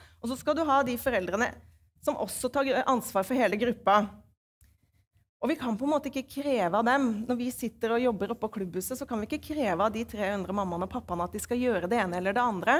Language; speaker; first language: Norwegian; native; Norwegian